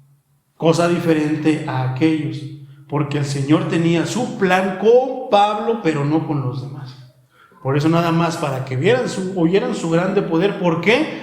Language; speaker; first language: Spanish; native; Spanish